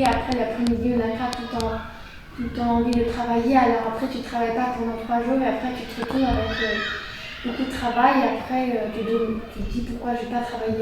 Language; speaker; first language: French; early bilingual, heritage; French